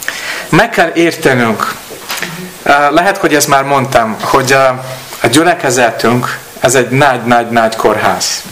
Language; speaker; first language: Hungarian; non-native, fluent; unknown